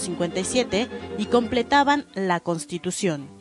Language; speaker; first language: Spanish; native; Spanish